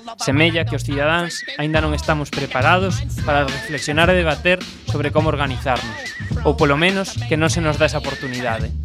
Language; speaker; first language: Galician; native; Galician